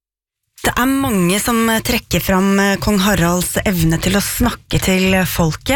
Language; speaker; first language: Norwegian; native; Norwegian